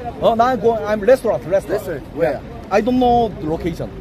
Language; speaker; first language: English; non-native, learner; Korean